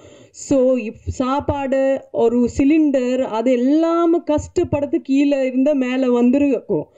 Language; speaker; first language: Tamil; non-native, learner; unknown